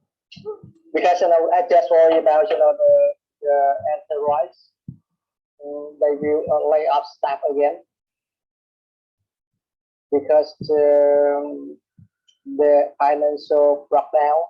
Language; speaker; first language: English; non-native, learner; Vietnamese